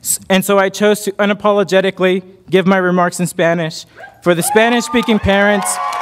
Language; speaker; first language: English; early bilingual, other home language; Spanish